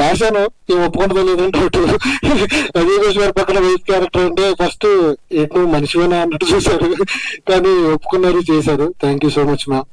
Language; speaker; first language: Telugu; native; Telugu